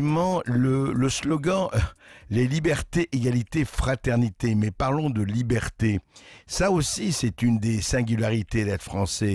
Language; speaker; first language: French; native; French